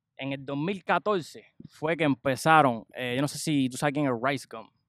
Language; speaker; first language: Spanish; native; Spanish